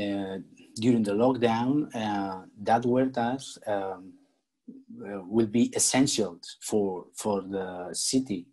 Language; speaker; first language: English; non-native, learner; Spanish